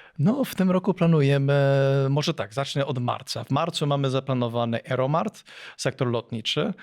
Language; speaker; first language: Polish; early bilingual, heritage; Polish